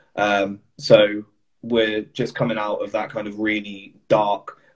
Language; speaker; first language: English; native; English